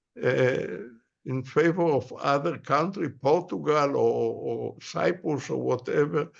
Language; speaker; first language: English; non-native, fluent; Hebrew